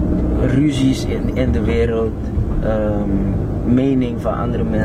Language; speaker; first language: Dutch; non-native, local second language; Papiamento